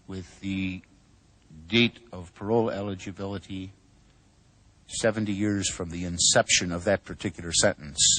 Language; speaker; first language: English; native; English